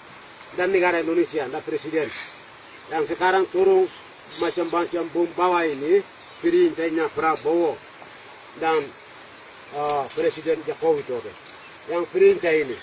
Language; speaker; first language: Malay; non-native, local second language; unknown